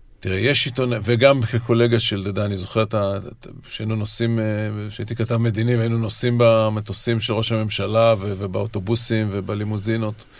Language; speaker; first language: Hebrew; native; Hebrew